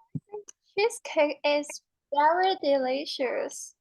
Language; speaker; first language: English; non-native, learner; Chinese